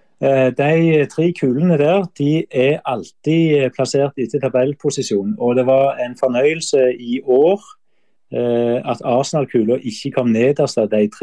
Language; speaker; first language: Norwegian; native; Norwegian